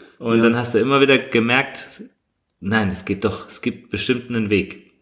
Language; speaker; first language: German; native; German